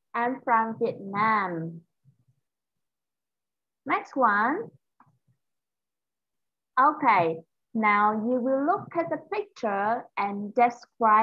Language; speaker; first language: English; non-native, fluent; Vietnamese